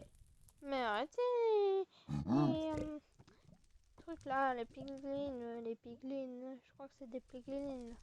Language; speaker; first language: French; native; French